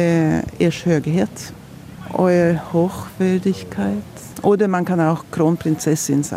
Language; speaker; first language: German; non-native, fluent; Swedish